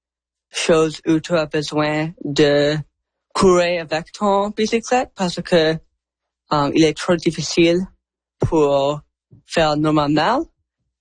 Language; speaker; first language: French; non-native, learner; English